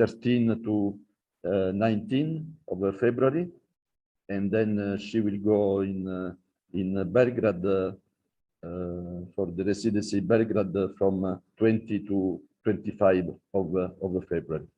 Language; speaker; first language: English; non-native, learner; Italian